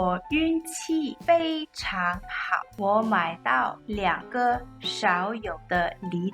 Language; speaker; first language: Chinese; non-native, learner; English